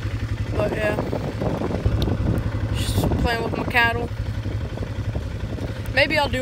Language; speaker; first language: English; native; English